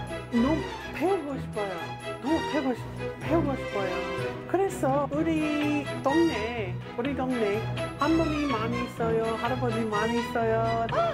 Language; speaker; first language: Korean; non-native, learner; English